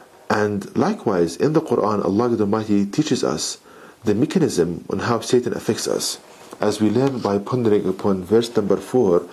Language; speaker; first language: English; non-native, fluent; Arabic